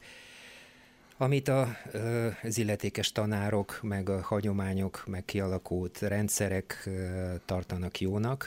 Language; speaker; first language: Hungarian; non-native, fluent; Bulgarian